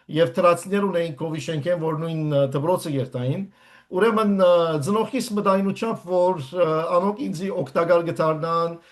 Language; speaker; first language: Armenian; native; Armenian